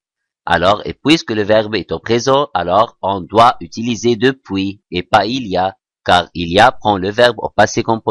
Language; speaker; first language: French; non-native, fluent; Arabic